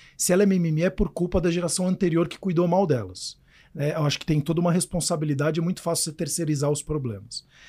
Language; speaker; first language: Portuguese; native; Portuguese